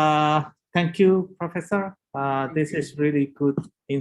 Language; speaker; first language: English; non-native, learner; Indonesian